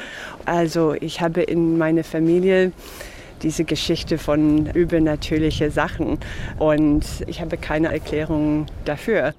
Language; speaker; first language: German; non-native, fluent; English